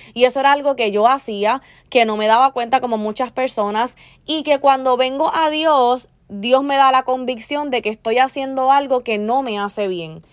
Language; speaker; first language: Spanish; early bilingual, heritage; Spanish